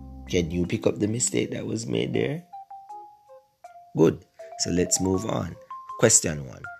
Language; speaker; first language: English; native; English